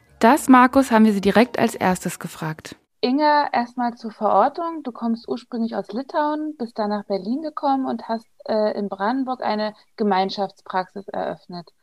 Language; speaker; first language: German; native; German